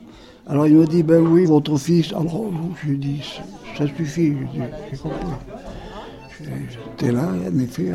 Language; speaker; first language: French; native; French